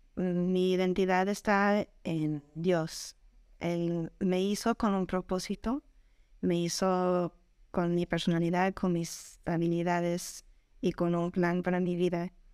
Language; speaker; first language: Spanish; non-native, fluent; English